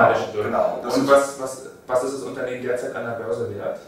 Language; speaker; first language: German; native; German